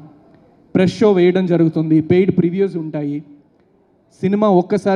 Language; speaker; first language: Telugu; native; Telugu